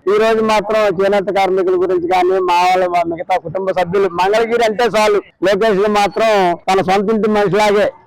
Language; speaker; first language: Telugu; native; Telugu